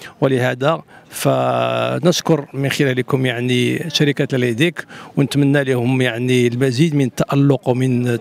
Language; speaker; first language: Arabic; native; Arabic